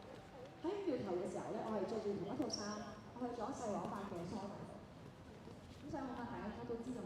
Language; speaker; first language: Cantonese; native; Cantonese